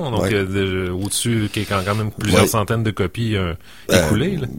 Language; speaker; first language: French; native; French